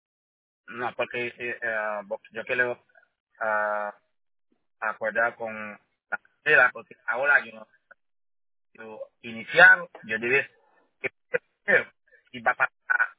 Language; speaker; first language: Spanish; non-native, learner; Haitian Creole